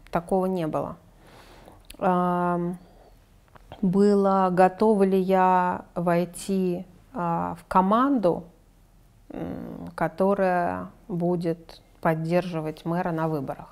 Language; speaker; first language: Russian; native; Russian